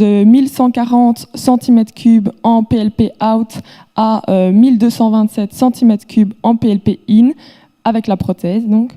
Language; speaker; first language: French; native; French